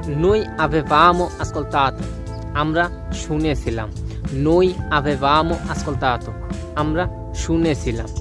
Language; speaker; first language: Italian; non-native, learner; Bangla